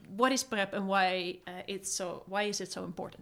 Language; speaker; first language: English; non-native, fluent; Dutch